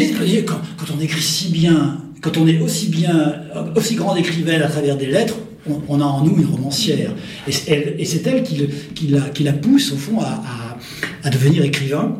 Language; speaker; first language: French; native; French